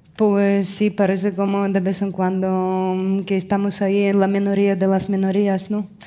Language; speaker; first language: Spanish; non-native, fluent; Russian